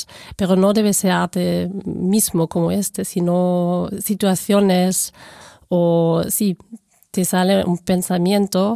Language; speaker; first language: Spanish; non-native, fluent; German